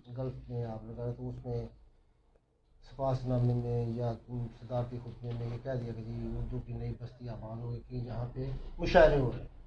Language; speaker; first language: Urdu; non-native, local second language; Punjabi